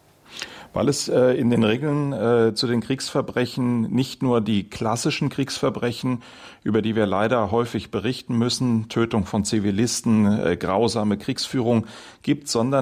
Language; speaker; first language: German; native; German